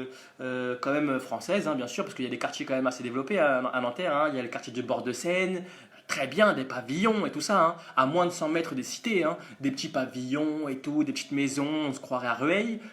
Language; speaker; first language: French; native; French